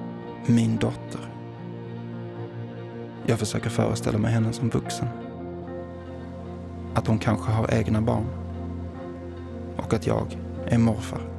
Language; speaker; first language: Swedish; native; Swedish